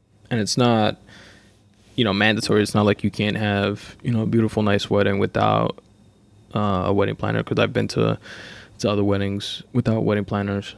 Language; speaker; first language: English; native; English